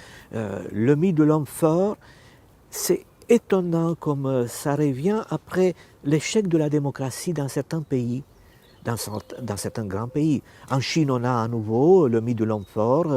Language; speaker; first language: French; non-native, fluent; Romanian